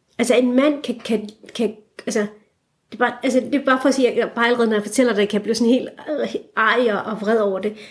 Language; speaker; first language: Danish; early bilingual, other home language; Turkish